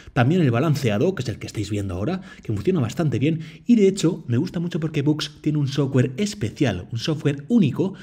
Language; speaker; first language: Spanish; native; Spanish